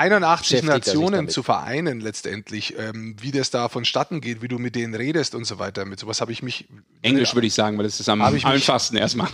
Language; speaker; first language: German; native; German